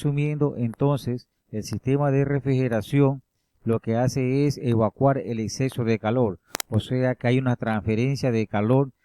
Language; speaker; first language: Spanish; native; Spanish